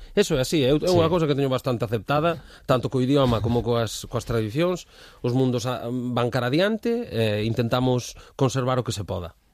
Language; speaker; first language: Galician; native; Galician